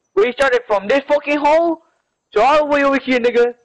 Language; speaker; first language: English; early bilingual, other home language; Spanish